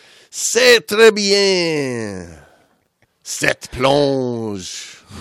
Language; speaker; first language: French; non-native, learner; English